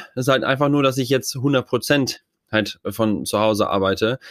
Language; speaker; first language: German; native; German